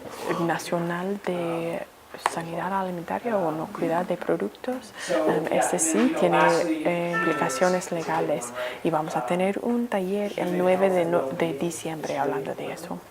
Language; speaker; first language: Spanish; non-native, fluent; English